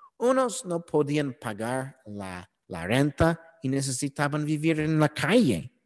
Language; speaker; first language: Spanish; non-native, learner; English